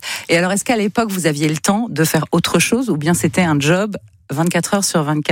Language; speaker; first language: French; native; French